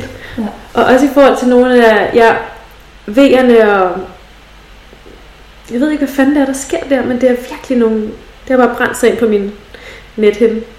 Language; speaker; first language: Danish; native; Danish